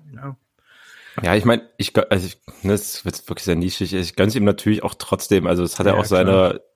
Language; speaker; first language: German; native; German